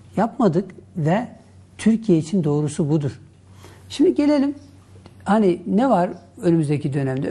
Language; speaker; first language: Turkish; non-native, local second language; Kurdish